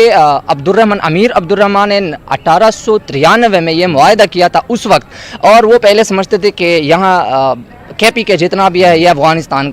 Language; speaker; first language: Hindi; non-native, local second language; Pashto